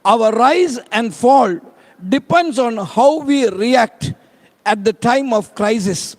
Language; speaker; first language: English; non-native, local second language; Tamil